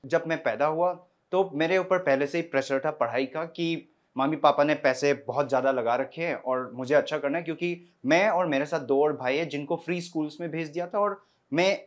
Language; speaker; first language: Hindi; non-native, local second language; Assamese